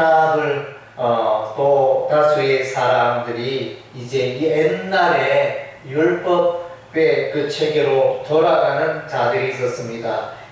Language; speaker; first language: Korean; native; Korean